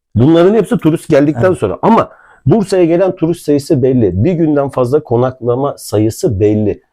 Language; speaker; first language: Turkish; native; Turkish